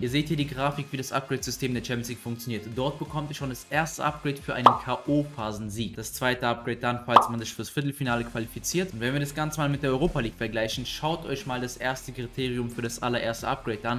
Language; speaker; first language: German; native; German